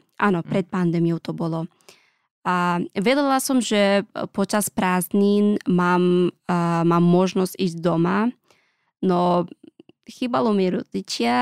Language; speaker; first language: Slovak; non-native, learner; Pashto